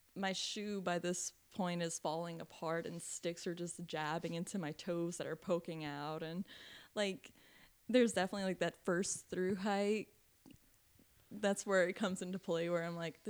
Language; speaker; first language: English; native; English